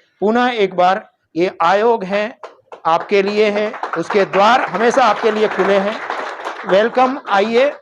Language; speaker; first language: Hindi; non-native, local second language; Gujarati